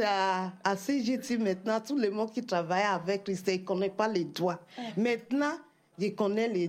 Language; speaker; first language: French; non-native, learner; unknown